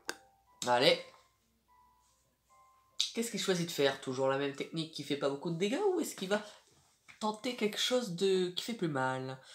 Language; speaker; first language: French; native; French